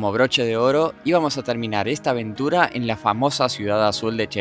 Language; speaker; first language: Spanish; native; Spanish